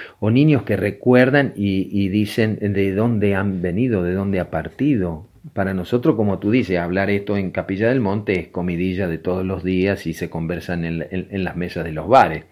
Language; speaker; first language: Spanish; native; Spanish